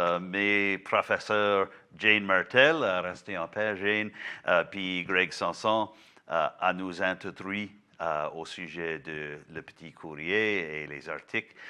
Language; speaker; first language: French; non-native, local second language; English